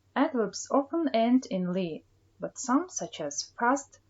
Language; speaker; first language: English; non-native, fluent; Kazakh